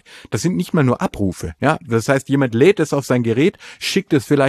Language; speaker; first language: German; native; German